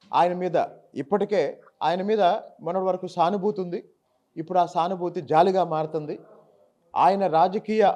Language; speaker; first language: Telugu; native; Telugu